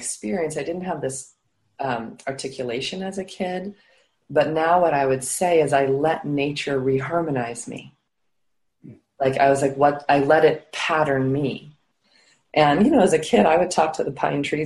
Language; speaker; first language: English; native; English